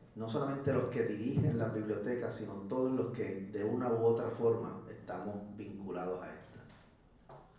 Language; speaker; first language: Spanish; native; Spanish